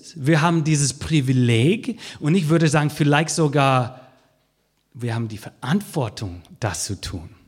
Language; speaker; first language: German; non-native, fluent; English